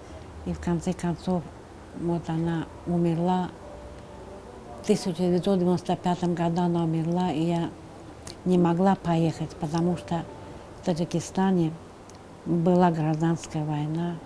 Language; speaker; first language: Russian; non-native, local second language; Turkmen